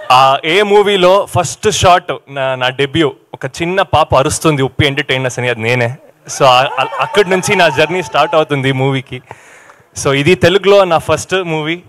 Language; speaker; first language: Telugu; non-native, learner; Kannada